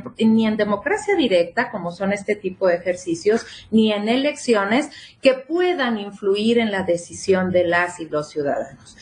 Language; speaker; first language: Spanish; native; Spanish